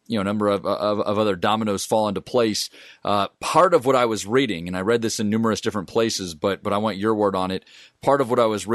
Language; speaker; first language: English; native; English